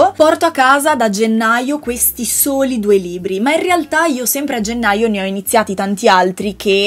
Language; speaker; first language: Italian; native; Italian